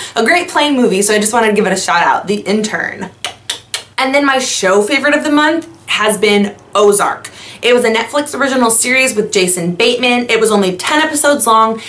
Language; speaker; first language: English; native; English